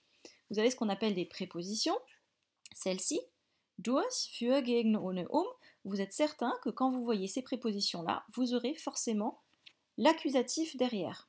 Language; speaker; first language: French; native; French